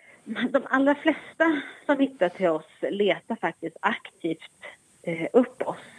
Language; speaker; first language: Swedish; native; Swedish